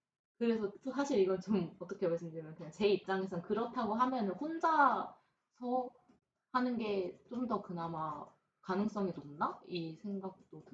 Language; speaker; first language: Korean; native; Korean